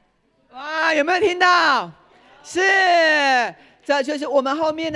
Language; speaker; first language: Chinese; native; Chinese